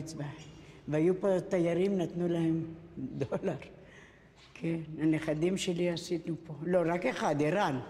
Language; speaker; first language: Hebrew; non-native, fluent; Spanish